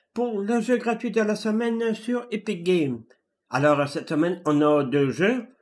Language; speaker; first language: French; native; French